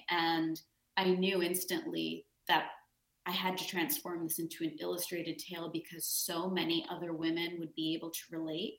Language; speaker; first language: English; native; English